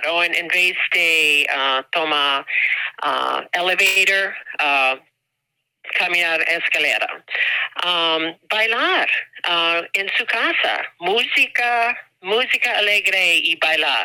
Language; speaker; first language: Spanish; non-native, learner; English